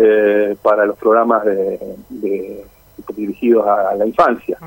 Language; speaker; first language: Spanish; native; Spanish